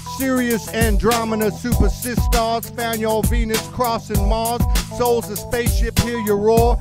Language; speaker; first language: English; native; English